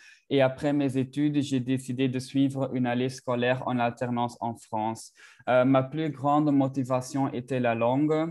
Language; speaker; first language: French; non-native, local second language; Dutch